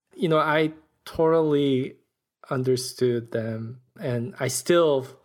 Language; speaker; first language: English; non-native, fluent; Korean